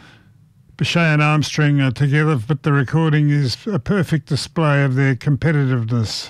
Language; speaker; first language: English; native; English